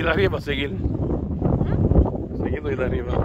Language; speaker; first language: Spanish; early bilingual, heritage; Spanish